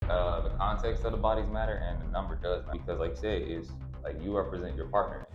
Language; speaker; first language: English; native; English